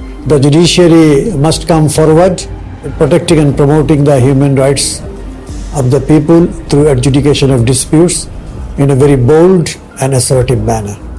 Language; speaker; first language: English; non-native, local second language; Bangla